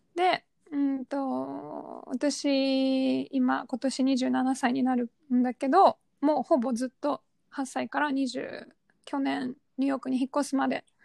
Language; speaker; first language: Japanese; early bilingual, other home language; Russian